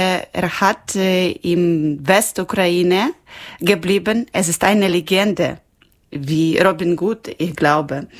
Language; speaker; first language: German; non-native, local second language; Ukrainian